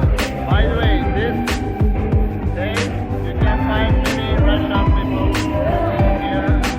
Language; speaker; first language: English; non-native, learner; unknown